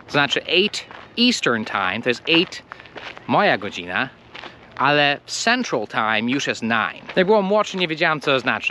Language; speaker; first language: Polish; non-native, fluent; English